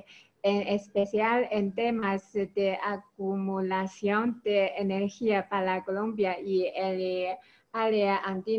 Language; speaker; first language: Spanish; non-native, learner; Chinese